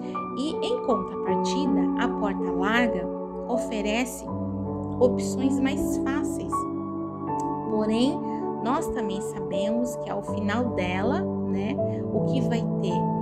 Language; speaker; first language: Portuguese; native; Portuguese